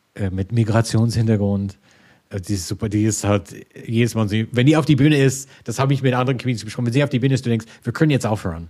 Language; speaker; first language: German; non-native, fluent; English